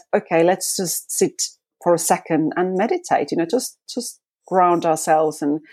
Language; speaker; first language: English; non-native, fluent; Finnish